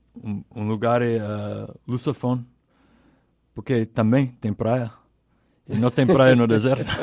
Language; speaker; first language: Portuguese; non-native, learner; English